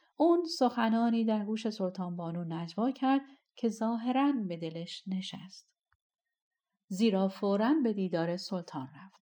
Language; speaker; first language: Persian; native; Persian